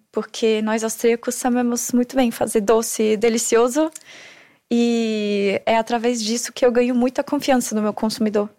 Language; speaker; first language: Portuguese; non-native, fluent; German